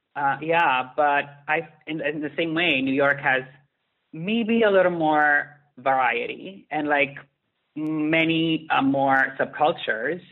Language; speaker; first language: English; non-native, fluent; Italian